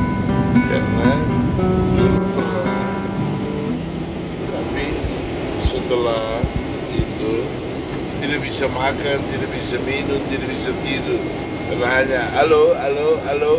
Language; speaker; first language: Indonesian; non-native, learner; Portuguese